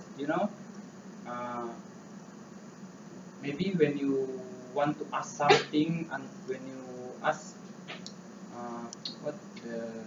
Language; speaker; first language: English; non-native, learner; Malay